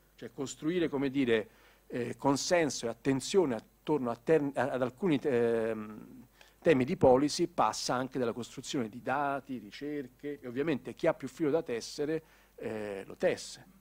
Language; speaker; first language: Italian; native; Italian